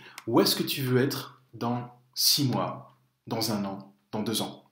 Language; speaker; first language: French; native; French